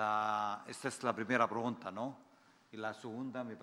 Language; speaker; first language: Spanish; non-native, fluent; Arabic